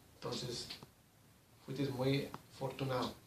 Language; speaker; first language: Spanish; early bilingual, heritage; Spanish